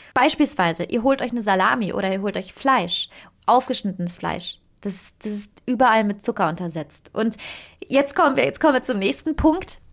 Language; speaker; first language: German; non-native, fluent; Italian